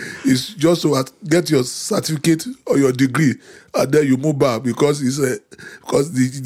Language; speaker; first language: English; non-native, local second language; Yoruba